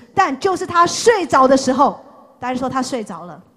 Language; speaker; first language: Chinese; non-native, fluent; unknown